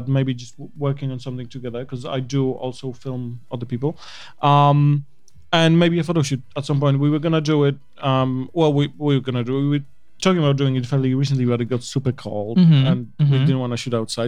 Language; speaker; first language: English; non-native, fluent; Polish